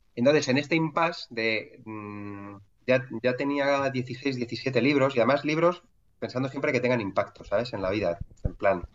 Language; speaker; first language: Spanish; native; Spanish